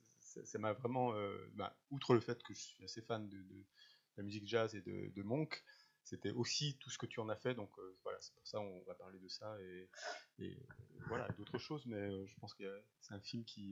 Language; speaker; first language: French; native; French